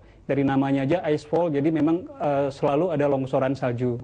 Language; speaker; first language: Indonesian; native; Indonesian